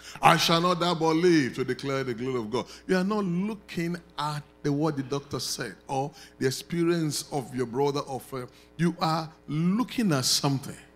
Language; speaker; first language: English; non-native, local second language; Yoruba